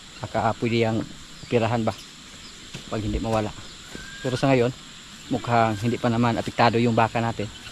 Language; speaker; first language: Filipino; non-native, local second language; Cebuano